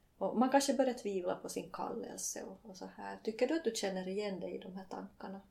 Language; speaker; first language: Swedish; native; Swedish